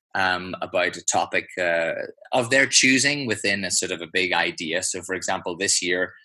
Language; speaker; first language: English; native; English